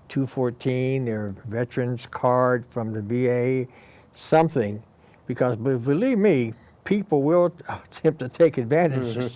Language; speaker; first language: English; native; English